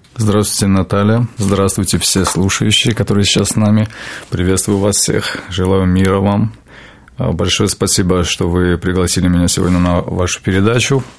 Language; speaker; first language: Russian; non-native, local second language; Armenian